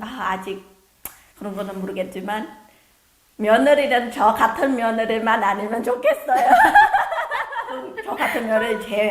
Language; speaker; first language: Korean; non-native, fluent; Khmer